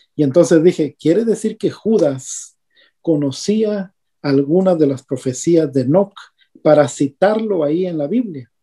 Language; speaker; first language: Spanish; native; Spanish